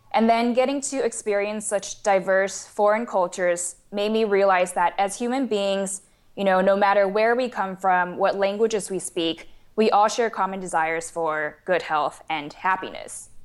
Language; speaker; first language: English; non-native, fluent; Chinese